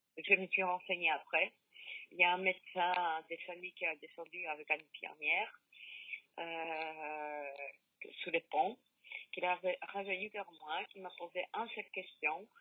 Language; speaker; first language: French; non-native, learner; Polish